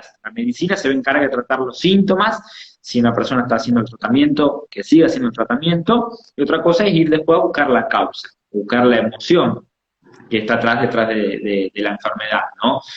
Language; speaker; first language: Spanish; native; Spanish